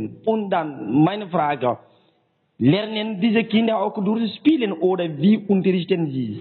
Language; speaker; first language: German; non-native, learner; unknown